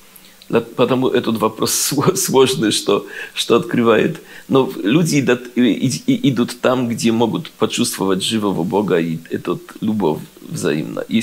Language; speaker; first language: Russian; non-native, learner; Polish